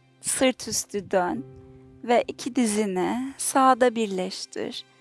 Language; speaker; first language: Turkish; native; Turkish